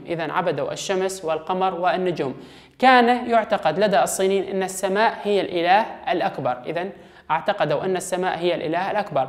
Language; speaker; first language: Arabic; non-native, local second language; Kurdish